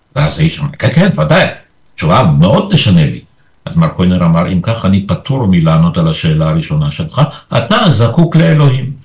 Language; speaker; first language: Hebrew; early bilingual, other home language; Polish